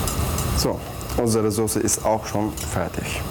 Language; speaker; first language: German; non-native, learner; Turkish